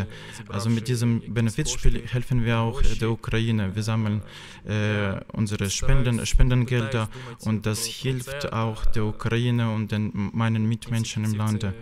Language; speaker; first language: German; non-native, fluent; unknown